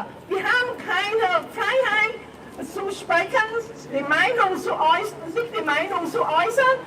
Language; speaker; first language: German; non-native, learner; Vietnamese